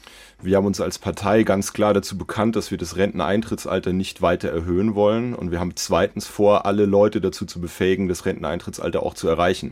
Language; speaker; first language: German; native; German